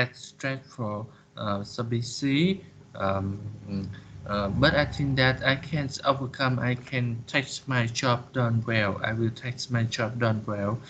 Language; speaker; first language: English; non-native, learner; Vietnamese